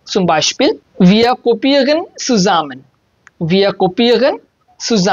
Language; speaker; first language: German; non-native, learner; Bangla